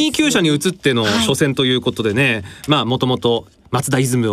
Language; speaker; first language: Japanese; native; Japanese